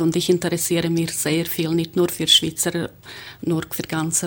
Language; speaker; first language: German; non-native, learner; Croatian